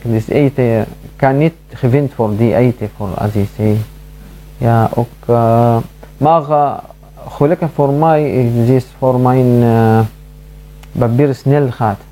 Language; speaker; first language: Dutch; non-native, learner; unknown